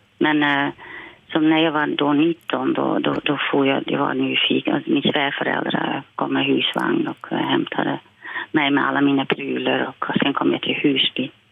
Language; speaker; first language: Swedish; non-native, fluent; Dutch